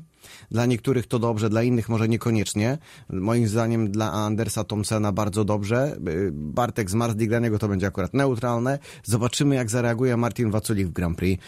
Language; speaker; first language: Polish; native; Polish